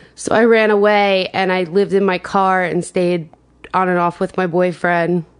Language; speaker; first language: English; native; English